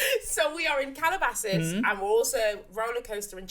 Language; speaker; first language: English; native; English